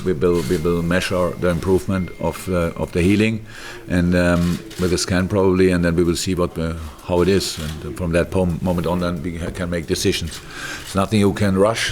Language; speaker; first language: English; non-native, fluent; German